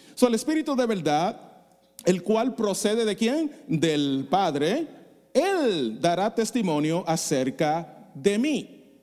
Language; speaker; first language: Spanish; non-native, fluent; English